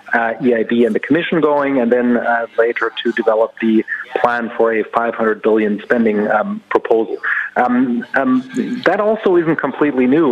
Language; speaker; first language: English; non-native, fluent; German